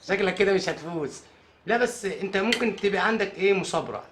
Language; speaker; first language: Arabic; native; Arabic